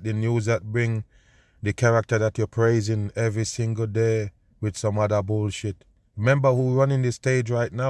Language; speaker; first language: English; native; English